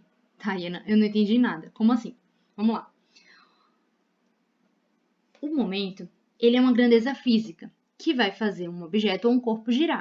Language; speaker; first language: Portuguese; native; Portuguese